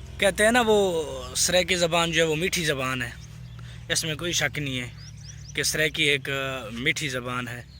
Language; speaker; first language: Urdu; non-native, local second language; Saraiki